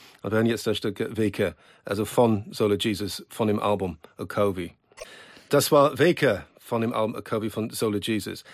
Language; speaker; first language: German; non-native, fluent; English